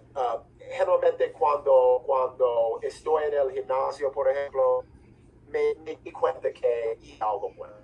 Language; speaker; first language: Spanish; non-native, fluent; English